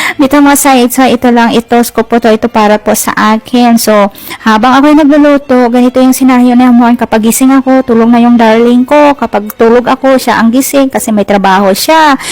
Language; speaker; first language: Filipino; non-native, local second language; Cebuano